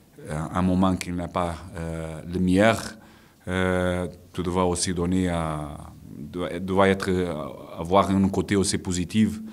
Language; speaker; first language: French; non-native, fluent; Portuguese